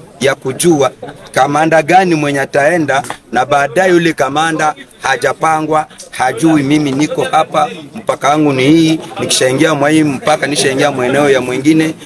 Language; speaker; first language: Swahili; native; Swahili